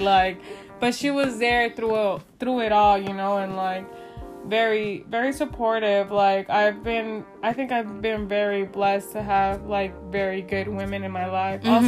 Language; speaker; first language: English; early bilingual, other home language; Spanish